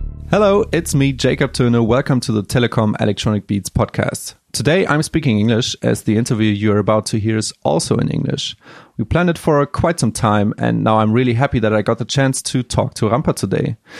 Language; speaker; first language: English; non-native, fluent; German